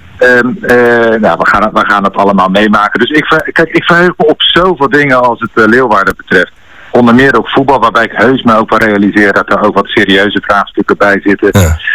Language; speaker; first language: Dutch; native; Dutch